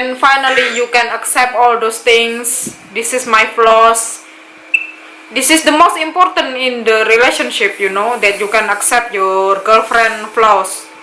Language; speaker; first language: English; non-native, local second language; Indonesian